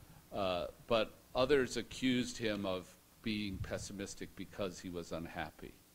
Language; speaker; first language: English; native; English